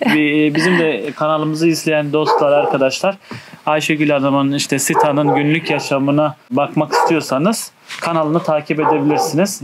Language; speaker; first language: Turkish; native; Turkish